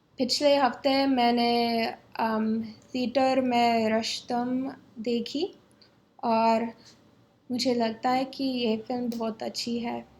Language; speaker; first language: Hindi; non-native, learner; English